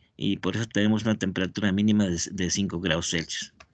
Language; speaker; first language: Spanish; native; Spanish